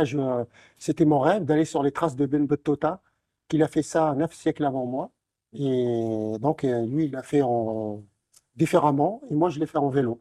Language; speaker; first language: French; non-native, local second language; Arabic